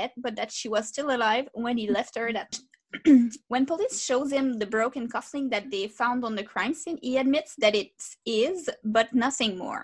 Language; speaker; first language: English; non-native, fluent; French